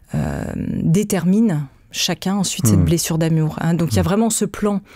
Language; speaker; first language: French; native; French